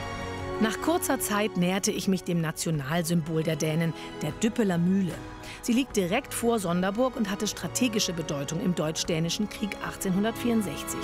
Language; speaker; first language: German; native; German